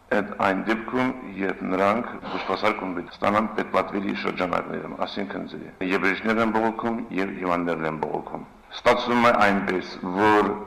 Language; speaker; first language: Armenian; native; Armenian